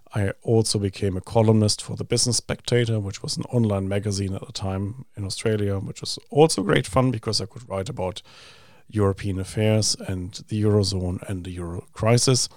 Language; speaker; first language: English; non-native, fluent; German